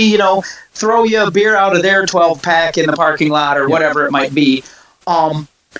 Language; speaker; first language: English; native; English